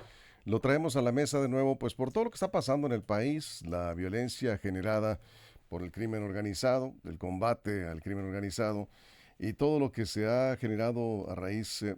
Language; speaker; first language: Spanish; native; Spanish